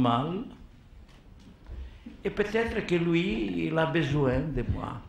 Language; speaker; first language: French; non-native, learner; Italian